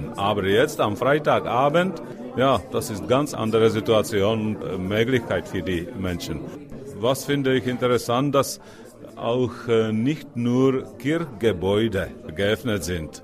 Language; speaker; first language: German; non-native, fluent; Czech